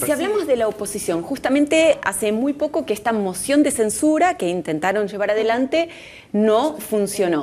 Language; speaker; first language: Spanish; native; Spanish